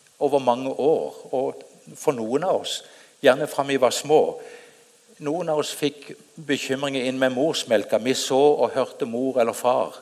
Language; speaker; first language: Norwegian; native; Norwegian